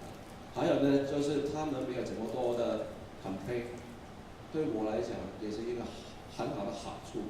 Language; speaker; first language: Chinese; non-native, local second language; Cantonese